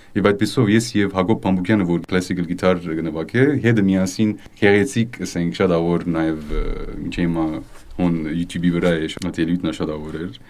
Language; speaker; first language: Armenian; native; Armenian